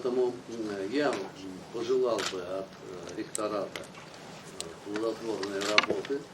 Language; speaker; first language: Russian; native; Russian